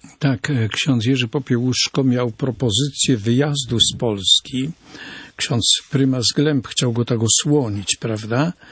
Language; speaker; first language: Polish; native; Polish